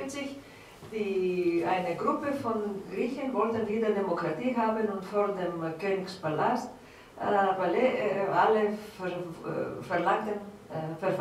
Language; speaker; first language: German; non-native, fluent; Greek